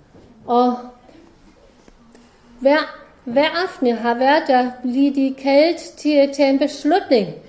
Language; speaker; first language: Danish; non-native, fluent; German